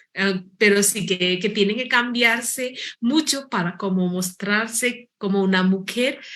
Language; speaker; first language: Spanish; non-native, fluent; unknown